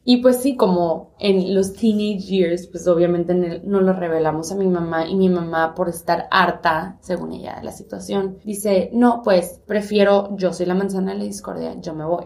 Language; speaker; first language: Spanish; early bilingual, heritage; Spanish